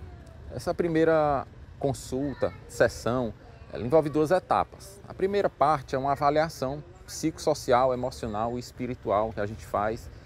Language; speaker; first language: Portuguese; native; Portuguese